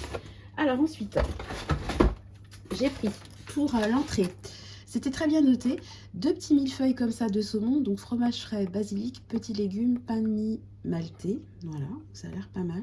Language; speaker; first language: French; native; French